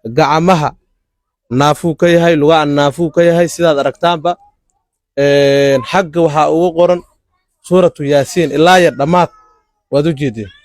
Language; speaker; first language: Somali; native; Somali